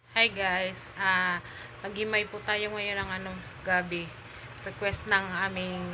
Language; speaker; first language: Filipino; non-native, local second language; Bikol